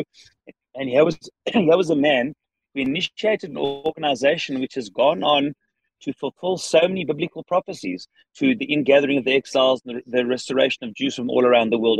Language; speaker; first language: English; native; English